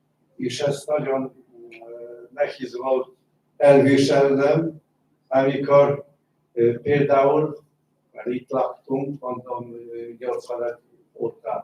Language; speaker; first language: Hungarian; non-native, fluent; Polish